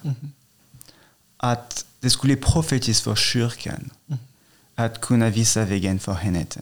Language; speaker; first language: Swedish; non-native, fluent; French